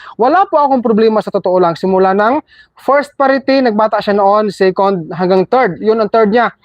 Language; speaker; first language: Filipino; non-native, local second language; Cebuano